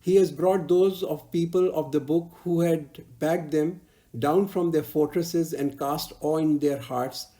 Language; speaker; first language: English; non-native, local second language; Urdu